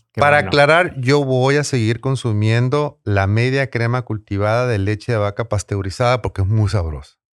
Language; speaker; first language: Spanish; native; Spanish